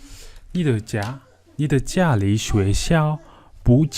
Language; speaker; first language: Chinese; non-native, learner; Mongolian